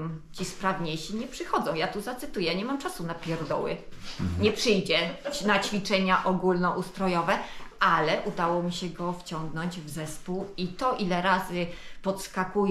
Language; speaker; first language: Polish; native; Polish